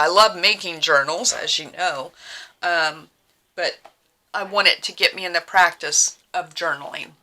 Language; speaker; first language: English; native; English